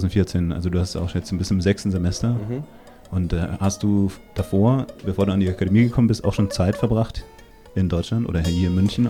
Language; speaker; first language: German; native; German